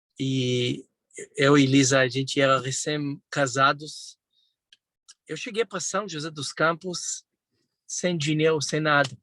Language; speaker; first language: Portuguese; non-native, fluent; Hebrew